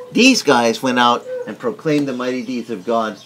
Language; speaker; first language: English; early bilingual, other home language; Italian